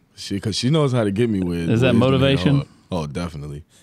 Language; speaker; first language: English; native; English